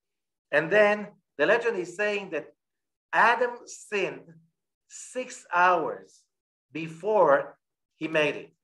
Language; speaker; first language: English; non-native, fluent; Hebrew